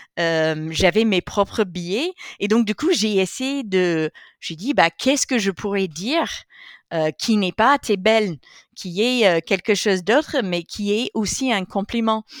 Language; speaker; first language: French; non-native, fluent; English